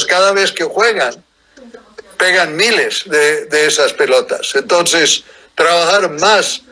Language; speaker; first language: Spanish; non-native, fluent; English